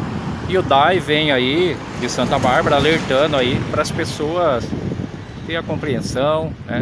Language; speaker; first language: Portuguese; native; Portuguese